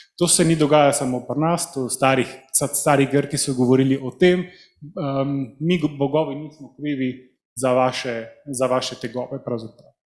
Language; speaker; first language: Slovenian; early bilingual, heritage; Slovenian